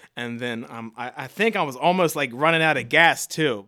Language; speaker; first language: English; native; English